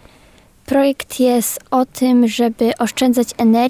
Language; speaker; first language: Polish; native; Polish